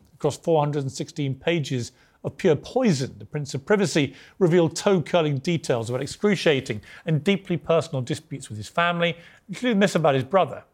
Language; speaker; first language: English; native; English